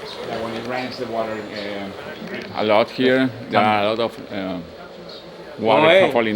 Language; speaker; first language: English; non-native, learner; Spanish